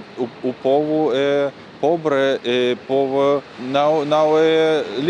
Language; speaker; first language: Portuguese; non-native, learner; Russian